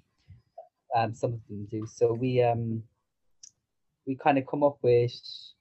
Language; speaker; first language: English; native; English